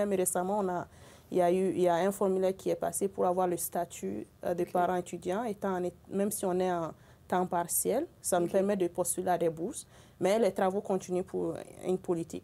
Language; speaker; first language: French; non-native, local second language; Bambara